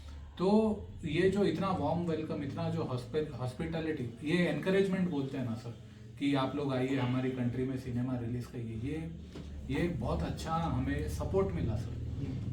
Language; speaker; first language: Hindi; native; Hindi